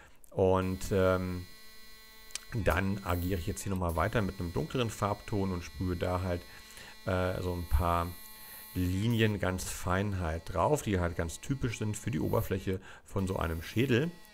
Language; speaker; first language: German; native; German